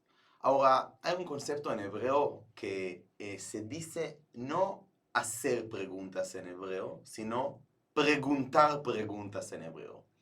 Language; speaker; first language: Spanish; non-native, fluent; Hebrew